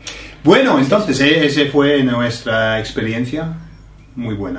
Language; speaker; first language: Spanish; non-native, fluent; English